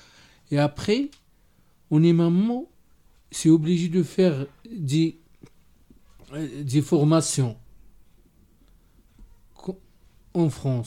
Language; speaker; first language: French; non-native, learner; Arabic